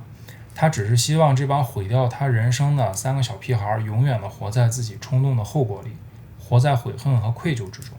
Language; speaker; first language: Chinese; native; Chinese